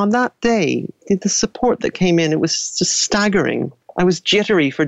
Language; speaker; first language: English; native; English